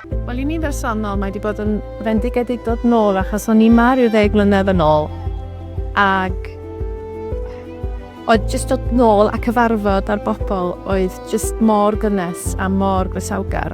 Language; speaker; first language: Welsh; native; Welsh